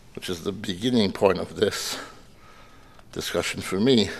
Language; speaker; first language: English; native; English